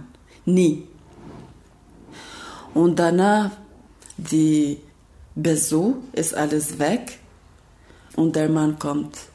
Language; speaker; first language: German; non-native, learner; Albanian